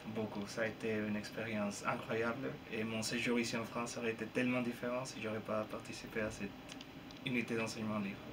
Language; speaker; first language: French; non-native, fluent; Spanish